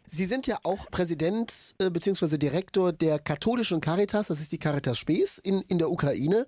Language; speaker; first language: German; native; German